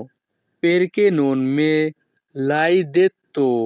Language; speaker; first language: Italian; non-native, fluent; Bangla